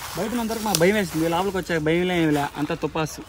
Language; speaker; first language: Telugu; native; Telugu